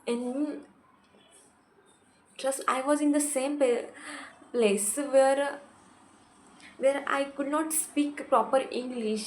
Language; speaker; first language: English; non-native, local second language; Hindi